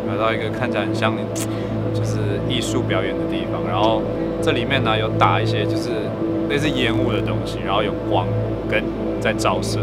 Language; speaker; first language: Chinese; native; Chinese